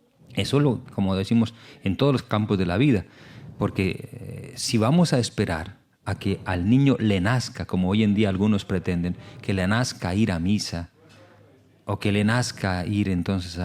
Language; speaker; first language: Spanish; native; Spanish